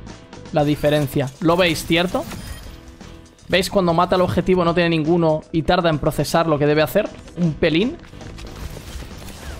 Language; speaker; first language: Spanish; native; Spanish